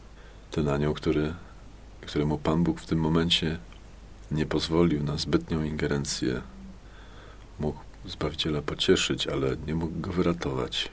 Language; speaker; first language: Polish; native; Polish